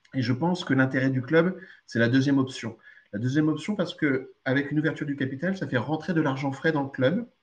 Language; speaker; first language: French; early bilingual, other home language; Arabic